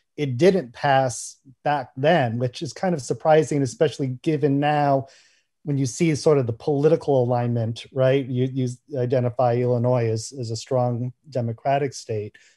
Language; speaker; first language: English; native; English